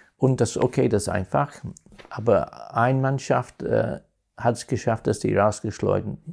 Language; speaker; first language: German; non-native, fluent; English